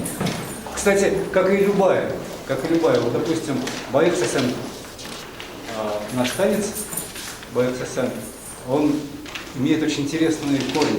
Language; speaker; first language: Russian; native; Russian